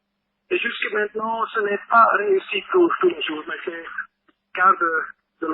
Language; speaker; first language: French; non-native, local second language; Dutch